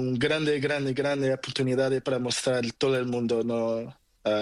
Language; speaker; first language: Spanish; non-native, learner; Portuguese